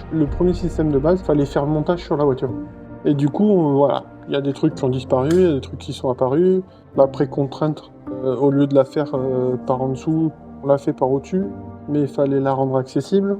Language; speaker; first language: French; native; French